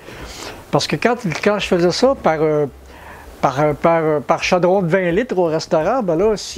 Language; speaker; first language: French; native; French